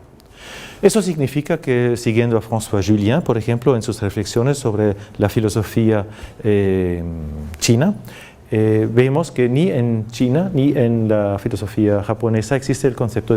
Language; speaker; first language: Spanish; non-native, fluent; German